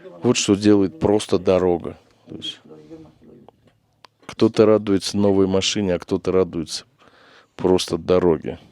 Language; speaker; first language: Russian; native; Russian